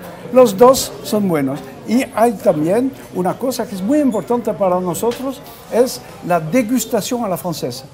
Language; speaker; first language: Spanish; non-native, fluent; French